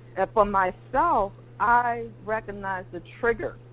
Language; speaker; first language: English; native; English